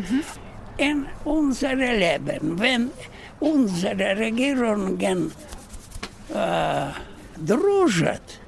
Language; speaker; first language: German; non-native, learner; Russian